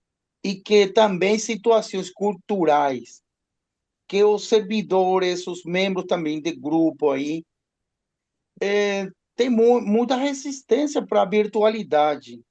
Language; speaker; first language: Portuguese; non-native, learner; Spanish